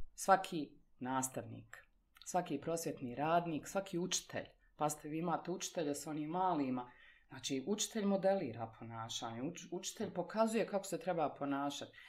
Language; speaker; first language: Bosnian; native; Bosnian